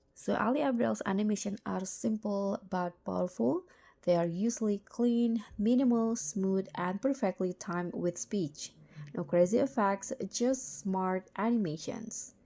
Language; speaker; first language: English; non-native, fluent; Indonesian